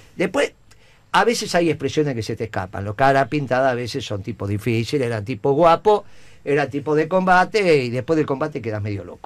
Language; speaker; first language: Spanish; native; Spanish